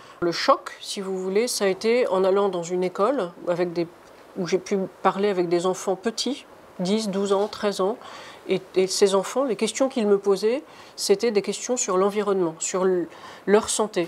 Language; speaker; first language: French; native; French